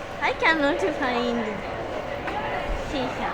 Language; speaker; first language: English; non-native, learner; Japanese